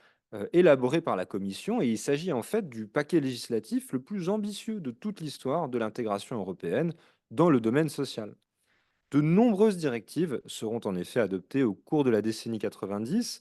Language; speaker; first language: French; native; French